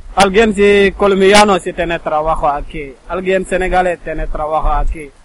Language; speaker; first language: Spanish; non-native, learner; Wolof